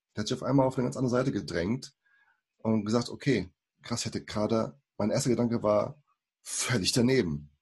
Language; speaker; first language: German; early bilingual, other home language; Portuguese